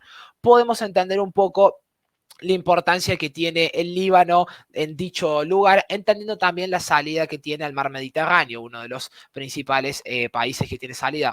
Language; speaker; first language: Spanish; native; Spanish